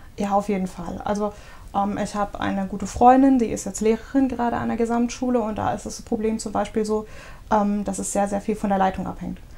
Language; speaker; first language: German; early bilingual, other home language; Russian